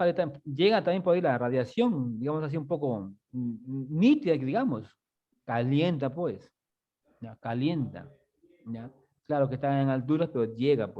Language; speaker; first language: Spanish; native; Spanish